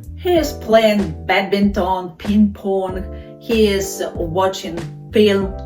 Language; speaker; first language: English; non-native, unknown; Ukrainian